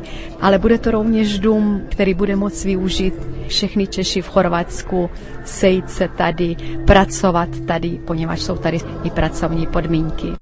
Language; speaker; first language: Czech; early bilingual, heritage; Czech